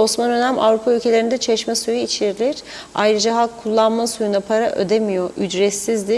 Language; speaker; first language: Turkish; native; Turkish